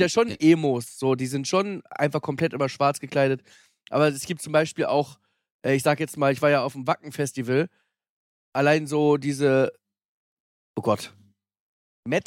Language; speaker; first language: German; native; German